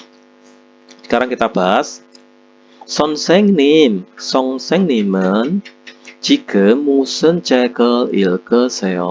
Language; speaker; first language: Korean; non-native, fluent; Indonesian